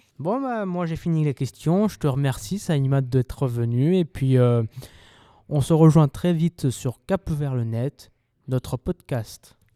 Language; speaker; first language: French; native; French